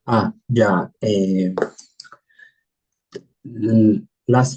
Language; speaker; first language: English; non-native, learner; Spanish